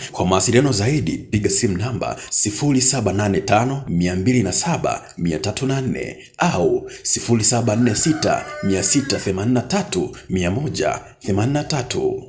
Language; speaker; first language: Swahili; native; Swahili